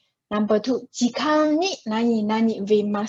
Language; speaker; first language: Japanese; non-native, fluent; Chinese